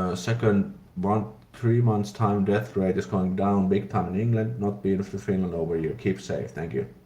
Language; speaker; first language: English; non-native, fluent; Finnish